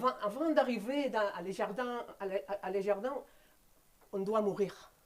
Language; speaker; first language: French; non-native, fluent; Spanish